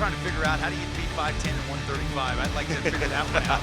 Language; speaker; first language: English; native; English